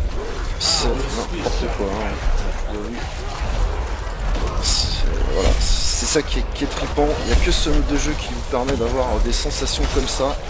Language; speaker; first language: French; native; French